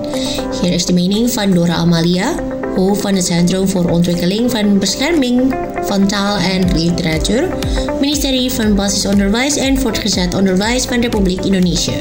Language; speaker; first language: Dutch; non-native, fluent; Indonesian